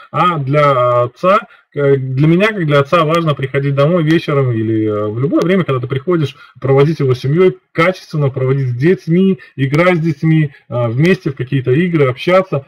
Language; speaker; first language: Russian; native; Russian